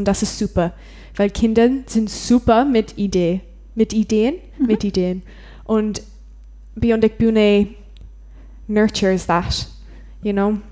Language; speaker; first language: German; non-native, learner; English